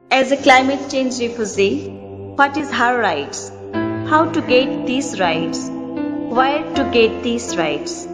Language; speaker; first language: English; non-native, local second language; Bangla